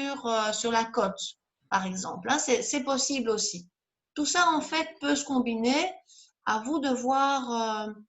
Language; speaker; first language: French; native; French